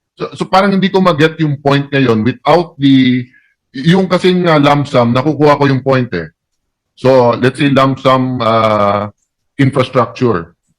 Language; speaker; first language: Filipino; native; Filipino